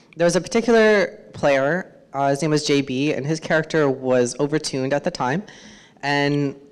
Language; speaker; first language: English; native; English